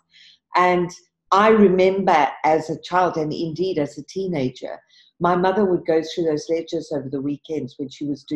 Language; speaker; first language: English; native; English